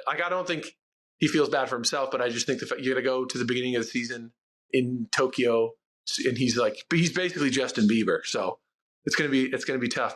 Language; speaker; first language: English; native; English